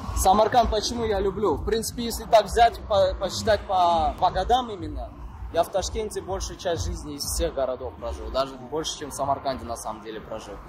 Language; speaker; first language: Russian; non-native, local second language; Uzbek